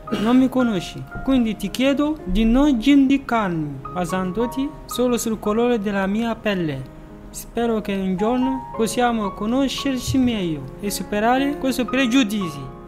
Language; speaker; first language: Italian; non-native, fluent; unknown